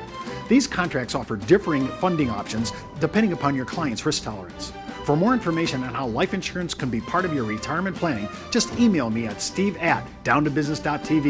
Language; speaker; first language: English; native; English